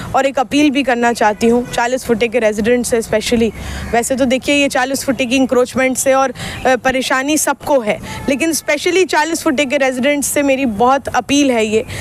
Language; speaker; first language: Hindi; native; Hindi